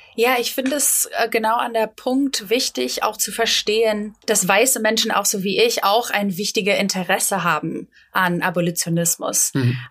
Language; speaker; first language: German; non-native, fluent; English